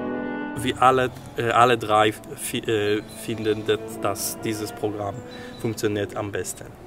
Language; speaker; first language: German; non-native, fluent; Hebrew